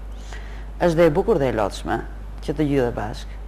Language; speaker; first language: Albanian; native; Albanian